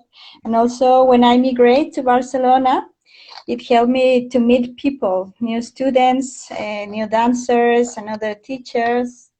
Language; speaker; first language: English; non-native, fluent; Spanish